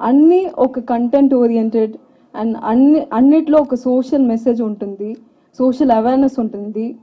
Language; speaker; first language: Telugu; non-native, learner; Tamil